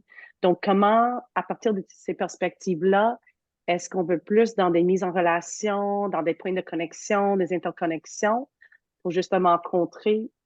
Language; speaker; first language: French; native; French